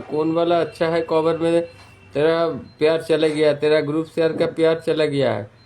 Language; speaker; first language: Hindi; non-native, local second language; Bangla